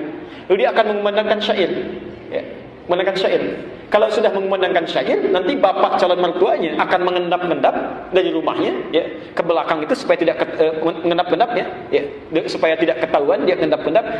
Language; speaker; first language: Indonesian; native; Indonesian